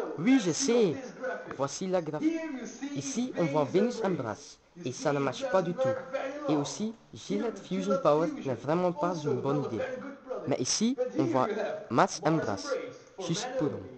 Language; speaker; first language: French; non-native, learner; Dutch